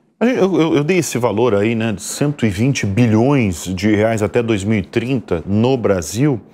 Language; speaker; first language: Portuguese; native; Portuguese